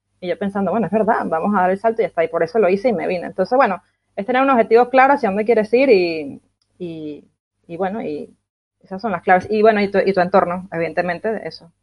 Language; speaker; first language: Spanish; native; Spanish